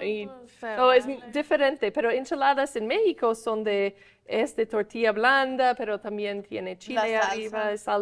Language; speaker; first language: Spanish; non-native, fluent; English